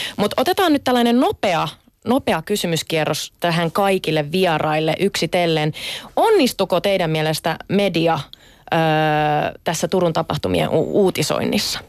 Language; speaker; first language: Finnish; early bilingual, other home language; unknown